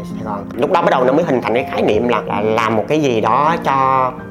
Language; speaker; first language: Vietnamese; native; Vietnamese